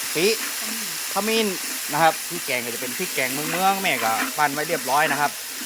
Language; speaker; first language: Thai; native; Thai